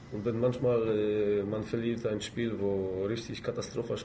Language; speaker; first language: German; non-native, fluent; Polish